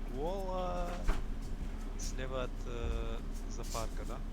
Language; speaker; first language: Russian; non-native, learner; English